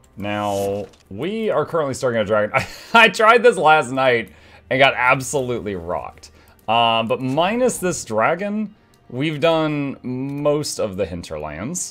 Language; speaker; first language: English; native; English